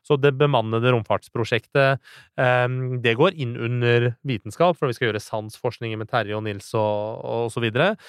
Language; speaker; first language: Norwegian; early bilingual, other home language; Persian